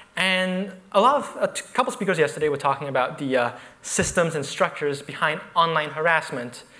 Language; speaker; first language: English; native; English